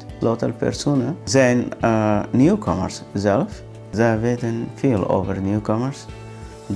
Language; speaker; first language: Dutch; non-native, learner; Arabic